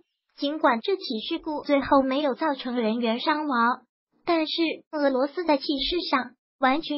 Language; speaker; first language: Chinese; native; Chinese